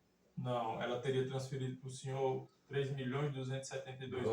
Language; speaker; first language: Portuguese; native; Portuguese